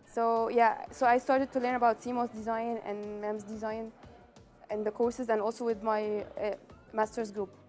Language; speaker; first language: English; non-native, fluent; Arabic